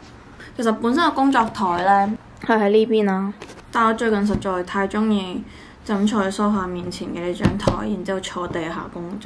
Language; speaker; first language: Cantonese; native; Cantonese